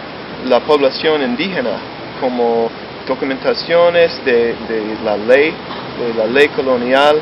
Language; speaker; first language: Spanish; non-native, fluent; English